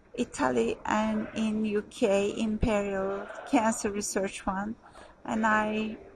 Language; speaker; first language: English; non-native, fluent; Turkish